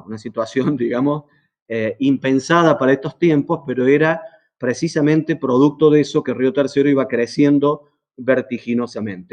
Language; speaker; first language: Spanish; native; Spanish